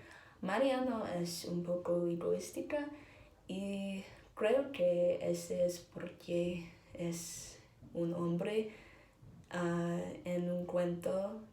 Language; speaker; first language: Spanish; non-native, learner; English